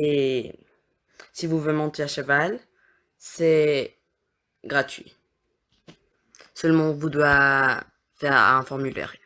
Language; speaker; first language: French; non-native, learner; Spanish